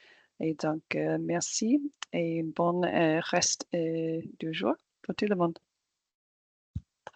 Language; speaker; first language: French; non-native, fluent; English